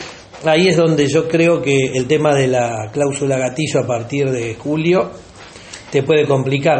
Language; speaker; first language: Spanish; native; Spanish